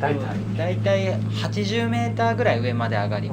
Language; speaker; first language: Japanese; native; Japanese